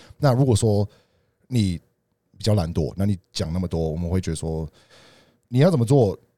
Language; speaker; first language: Chinese; non-native, fluent; English